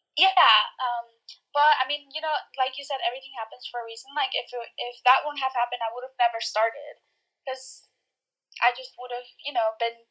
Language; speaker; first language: English; early bilingual, other home language; Spanish